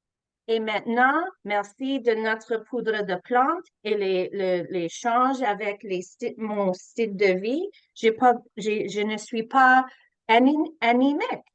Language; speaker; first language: French; non-native, learner; English